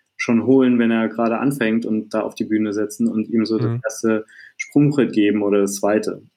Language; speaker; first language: German; native; German